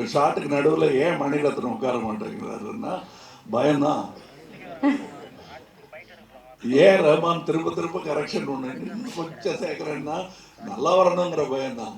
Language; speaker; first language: Tamil; native; Tamil